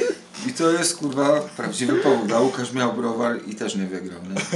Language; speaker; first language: Polish; native; Polish